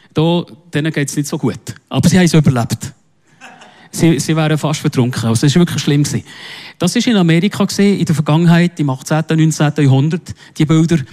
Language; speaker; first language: German; non-native, local second language; French